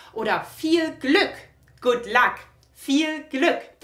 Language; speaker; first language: German; native; German